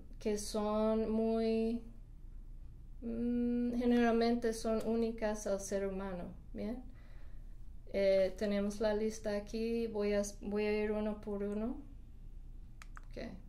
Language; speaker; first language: Spanish; non-native, fluent; English